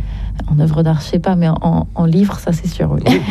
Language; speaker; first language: French; native; French